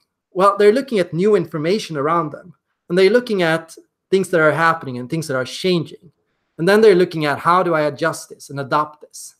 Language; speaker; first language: English; non-native, fluent; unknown